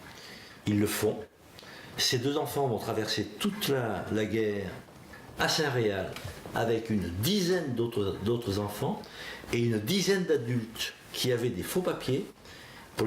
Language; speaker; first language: French; native; French